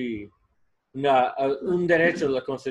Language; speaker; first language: Spanish; non-native, learner; English